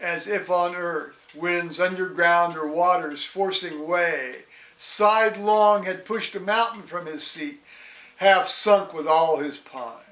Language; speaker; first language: English; native; English